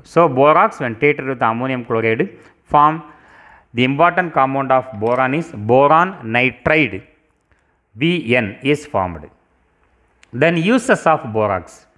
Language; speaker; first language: English; non-native, local second language; Tamil